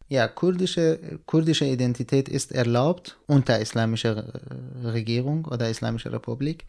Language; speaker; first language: German; non-native, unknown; Central Kurdish